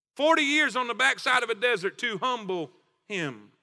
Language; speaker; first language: English; native; English